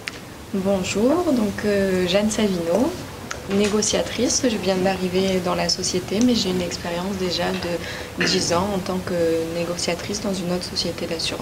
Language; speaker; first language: French; native; French